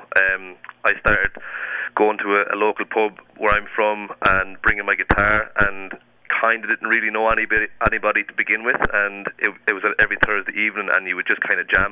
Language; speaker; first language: English; native; English